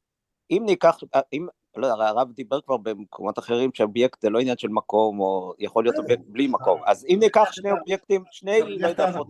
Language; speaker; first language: Hebrew; native; Hebrew